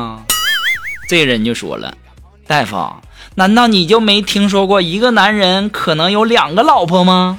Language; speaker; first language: Chinese; native; Chinese